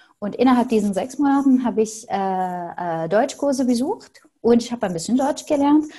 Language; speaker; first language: German; non-native, fluent; Arabic